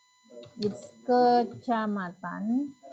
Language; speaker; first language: English; non-native, fluent; Indonesian